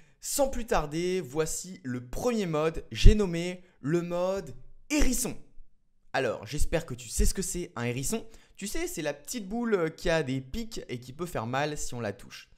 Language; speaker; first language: French; native; French